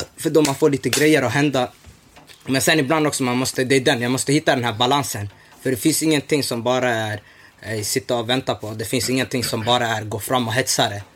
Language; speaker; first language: Swedish; early bilingual, other home language; Somali